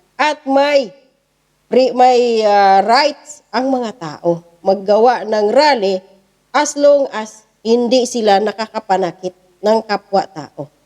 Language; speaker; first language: Filipino; non-native, local second language; Cebuano